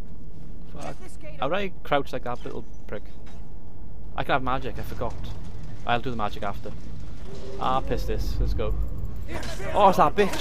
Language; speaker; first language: English; native; English